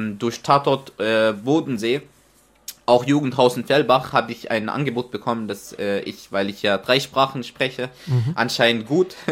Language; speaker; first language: German; non-native, fluent; Arabic